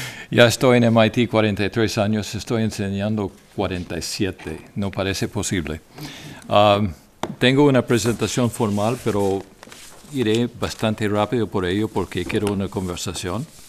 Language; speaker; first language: Spanish; non-native, fluent; English